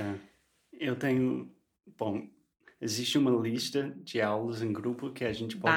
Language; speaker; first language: Portuguese; non-native, fluent; English